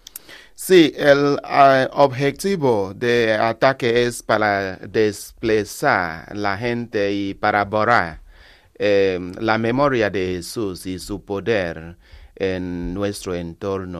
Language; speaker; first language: Spanish; non-native, learner; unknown